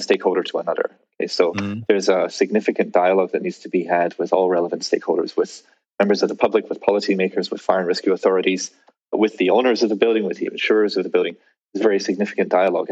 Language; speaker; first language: English; native; English